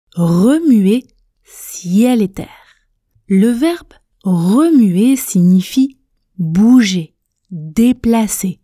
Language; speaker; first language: French; native; French